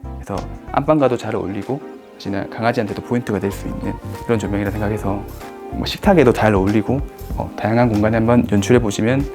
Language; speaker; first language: Korean; native; Korean